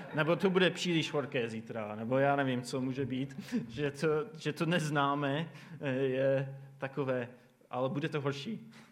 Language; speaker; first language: Czech; non-native, fluent; English